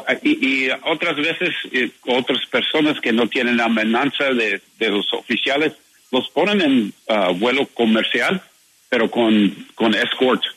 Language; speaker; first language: Spanish; non-native, learner; English